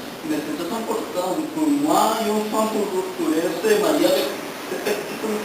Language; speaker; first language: French; non-native, learner; Spanish